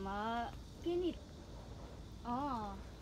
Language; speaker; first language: Korean; non-native, learner; Khmer